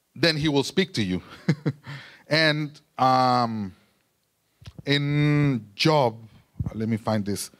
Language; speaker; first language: English; non-native, fluent; Spanish